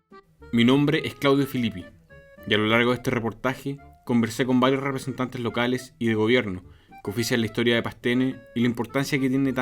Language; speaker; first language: Spanish; native; Spanish